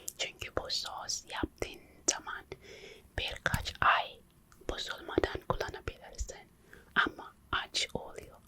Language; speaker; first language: Turkish; non-native, local second language; English